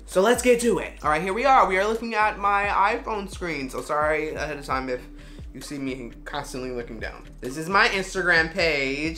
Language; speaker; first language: English; native; English